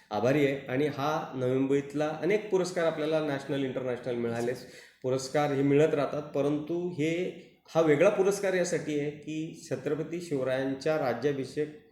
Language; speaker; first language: Marathi; native; Marathi